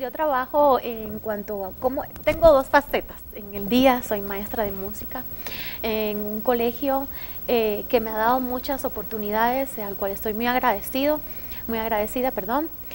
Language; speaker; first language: Spanish; native; Spanish